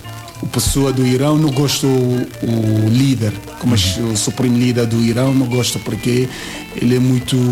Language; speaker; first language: Portuguese; non-native, learner; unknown